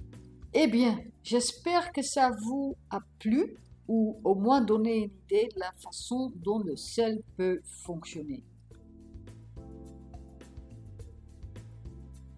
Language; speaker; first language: French; non-native, learner; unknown